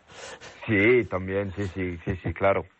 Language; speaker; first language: Spanish; non-native, fluent; French